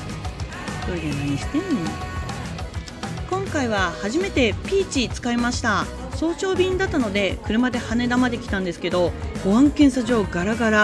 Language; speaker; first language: Japanese; native; Japanese